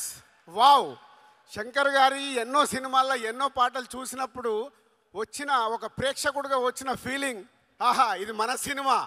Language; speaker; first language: Telugu; native; Telugu